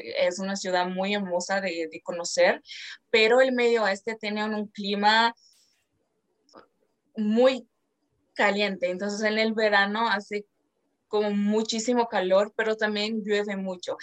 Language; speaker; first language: Spanish; non-native, fluent; Portuguese